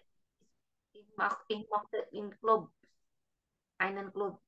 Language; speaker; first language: German; non-native, learner; Indonesian